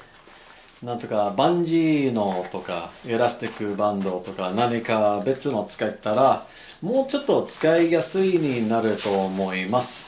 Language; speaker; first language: Japanese; non-native, learner; English